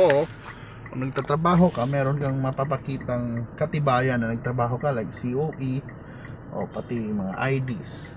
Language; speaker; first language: Filipino; non-native, local second language; Cebuano